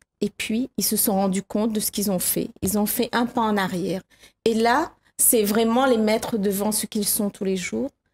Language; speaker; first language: French; native; French